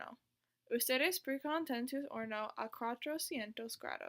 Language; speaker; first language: Spanish; non-native, learner; English